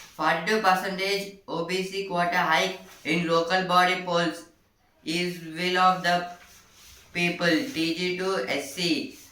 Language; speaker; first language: English; non-native, local second language; Telugu